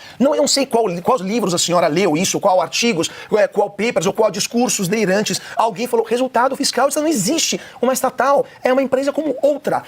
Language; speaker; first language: Portuguese; non-native, fluent; Italian